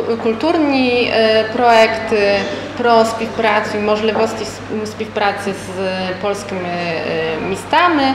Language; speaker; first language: Ukrainian; non-native, fluent; Polish